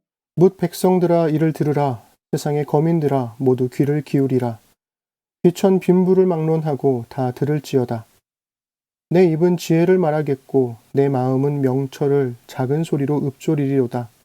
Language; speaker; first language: Korean; native; Korean